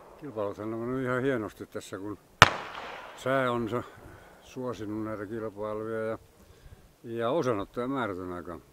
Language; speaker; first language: Finnish; native; Finnish